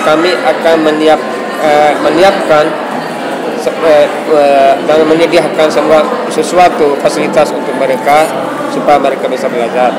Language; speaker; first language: Indonesian; non-native, fluent; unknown